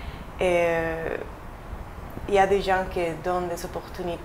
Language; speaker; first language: French; non-native, fluent; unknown